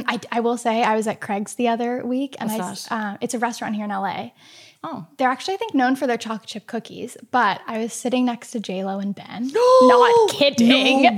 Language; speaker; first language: English; early bilingual, other home language; Portuguese